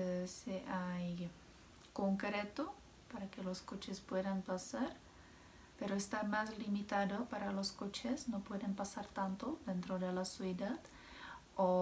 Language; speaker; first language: Spanish; non-native, fluent; Czech